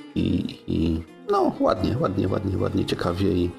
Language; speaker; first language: Polish; native; Polish